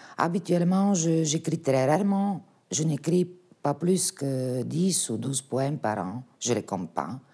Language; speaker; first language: French; non-native, fluent; Bulgarian